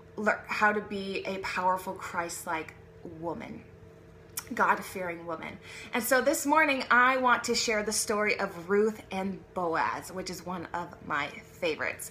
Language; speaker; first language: English; native; English